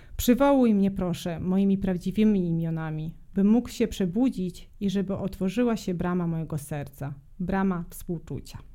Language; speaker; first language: Polish; non-native, fluent; Serbian